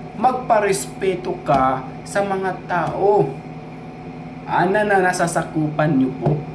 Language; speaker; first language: Filipino; non-native, local second language; Cebuano